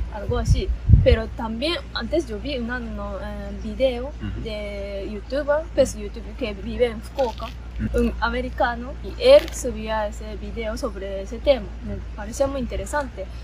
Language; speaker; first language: Spanish; non-native, fluent; Japanese